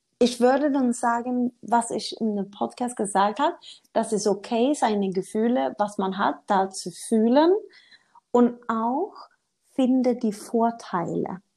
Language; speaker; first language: German; non-native, learner; Swedish